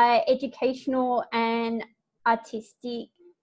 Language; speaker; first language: English; native; English